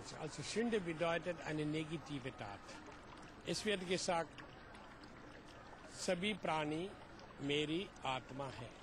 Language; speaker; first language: German; non-native, fluent; Hindi